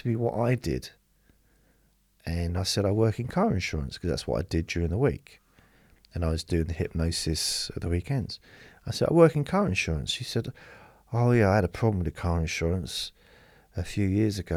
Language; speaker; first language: English; native; English